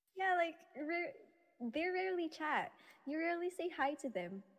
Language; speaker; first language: English; non-native, local second language; Filipino